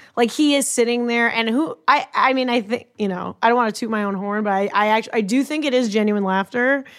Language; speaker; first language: English; native; English